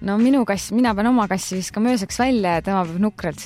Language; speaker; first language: Estonian; native; Estonian